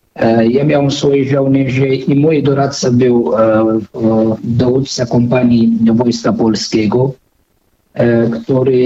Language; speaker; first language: Polish; non-native, fluent; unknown